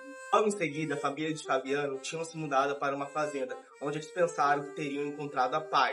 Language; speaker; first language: Portuguese; native; Portuguese